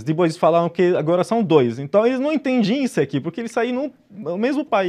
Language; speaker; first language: Portuguese; non-native, fluent; Arabic